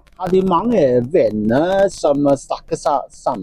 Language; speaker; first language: Norwegian; non-native, fluent; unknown